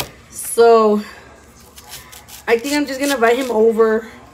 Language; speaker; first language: English; early bilingual, other home language; Spanish